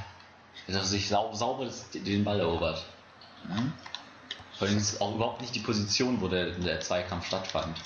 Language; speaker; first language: German; native; German